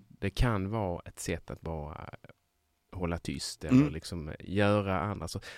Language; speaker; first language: Swedish; native; Swedish